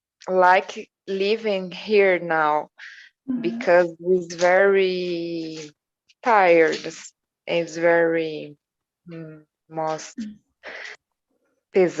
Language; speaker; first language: English; non-native, learner; Portuguese